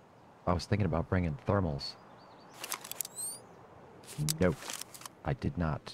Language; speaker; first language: English; native; English